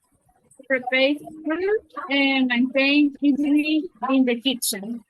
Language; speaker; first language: English; non-native, learner; Spanish